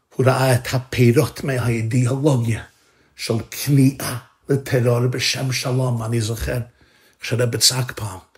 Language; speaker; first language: Hebrew; non-native, fluent; English